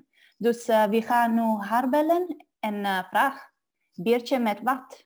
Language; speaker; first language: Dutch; non-native, learner; English